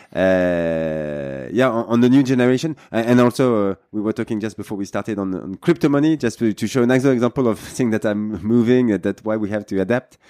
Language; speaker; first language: English; non-native, fluent; French